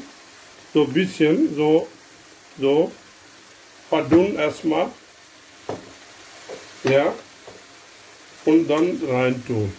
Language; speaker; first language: German; non-native, learner; Urdu